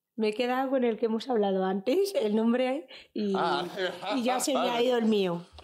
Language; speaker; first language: Spanish; native; Spanish